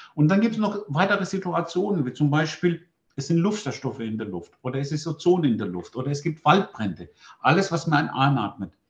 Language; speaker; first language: German; non-native, fluent; Greek